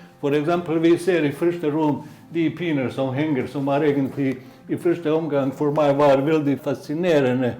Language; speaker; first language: Norwegian; non-native, fluent; Bosnian